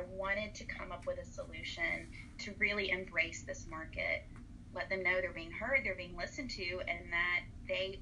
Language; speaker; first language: English; native; English